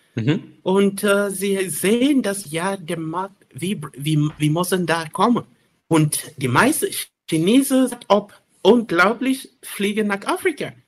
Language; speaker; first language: German; non-native, learner; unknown